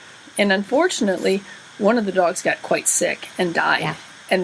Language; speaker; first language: English; native; English